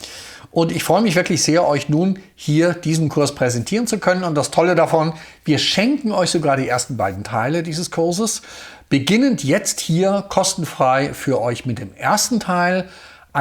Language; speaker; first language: German; native; German